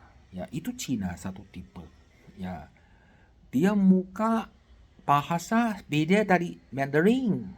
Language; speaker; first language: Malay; non-native, fluent; Chinese